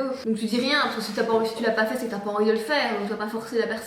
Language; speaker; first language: French; native; French